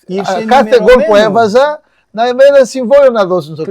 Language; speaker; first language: Greek; non-native, fluent; Portuguese